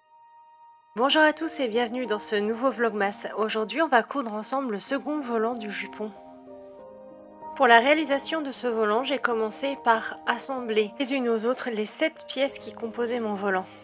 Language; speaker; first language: French; native; French